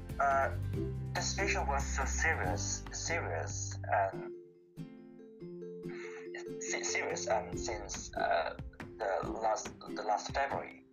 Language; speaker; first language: English; non-native, learner; Korean